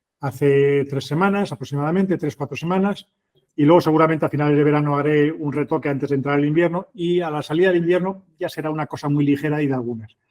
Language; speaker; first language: Spanish; native; Spanish